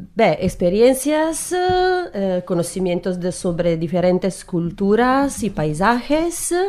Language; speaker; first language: Spanish; non-native, learner; Italian